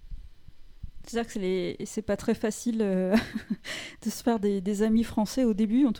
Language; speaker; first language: French; native; French